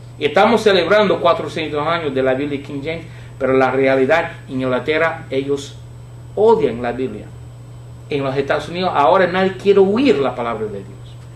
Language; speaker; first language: Spanish; non-native, fluent; English